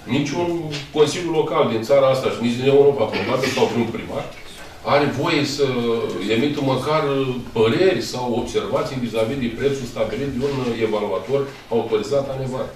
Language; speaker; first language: Romanian; native; Romanian